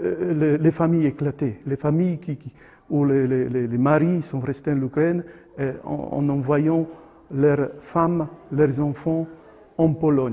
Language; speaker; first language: French; non-native, fluent; Polish